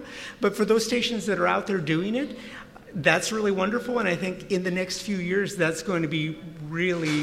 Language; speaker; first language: English; native; English